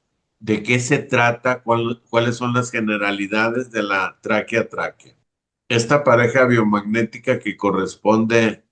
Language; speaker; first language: Spanish; native; Spanish